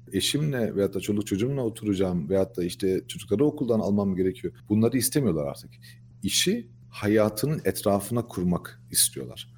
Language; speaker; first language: Turkish; early bilingual, heritage; Turkish